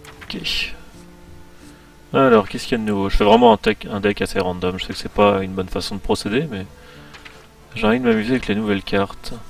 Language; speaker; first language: French; native; French